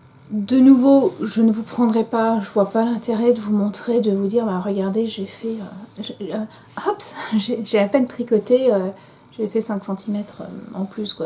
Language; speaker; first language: French; native; French